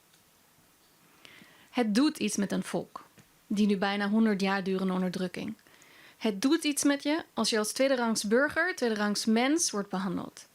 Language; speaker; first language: Dutch; early bilingual, other home language; Kurdish